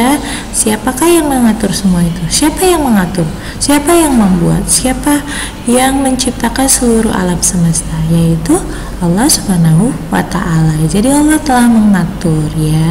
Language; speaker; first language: Indonesian; native; Indonesian